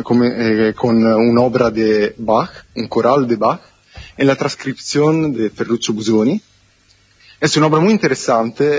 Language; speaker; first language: Spanish; non-native, learner; Italian